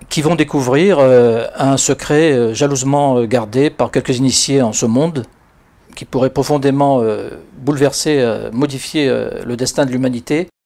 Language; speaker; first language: French; native; French